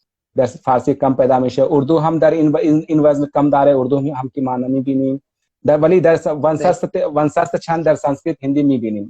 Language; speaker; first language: Persian; non-native, fluent; Hindi